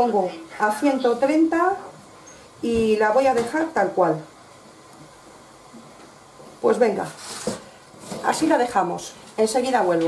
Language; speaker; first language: Spanish; native; Spanish